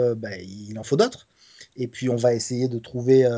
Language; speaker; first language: French; native; French